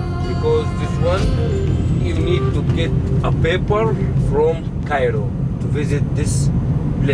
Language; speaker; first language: English; non-native, learner; Arabic